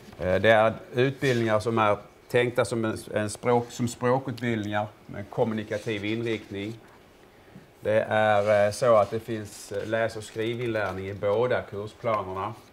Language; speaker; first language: Swedish; native; Swedish